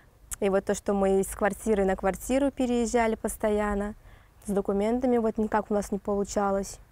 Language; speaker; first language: Russian; native; Russian